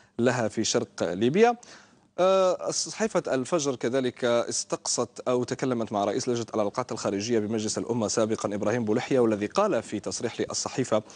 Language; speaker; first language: Arabic; native; Arabic